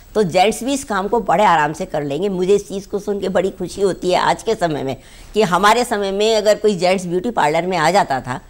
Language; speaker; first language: Hindi; native; Hindi